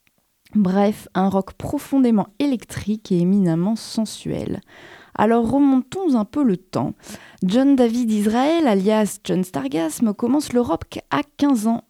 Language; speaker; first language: French; native; French